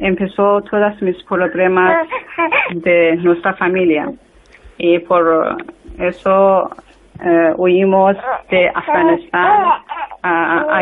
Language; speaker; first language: Spanish; non-native, learner; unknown